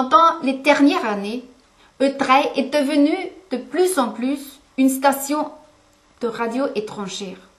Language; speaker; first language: French; non-native, fluent; German